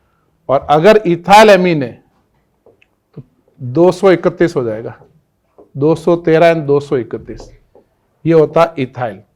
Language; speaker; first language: Hindi; native; Hindi